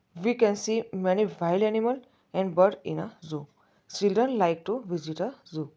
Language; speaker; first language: English; non-native, local second language; Gujarati